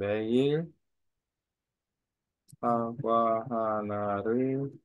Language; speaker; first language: Vietnamese; non-native, learner; Korean